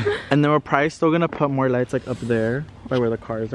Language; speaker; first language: English; early bilingual, other home language; Spanish